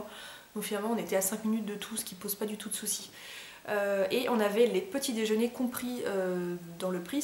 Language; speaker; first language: French; native; French